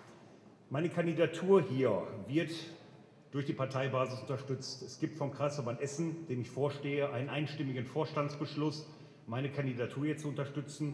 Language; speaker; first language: German; native; German